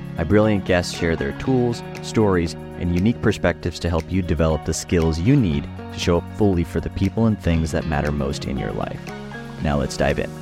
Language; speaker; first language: English; native; English